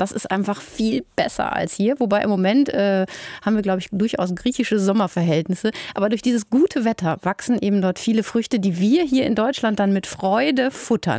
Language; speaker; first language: German; native; German